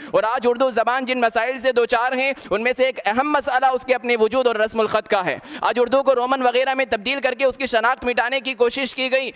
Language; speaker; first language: Urdu; native; Urdu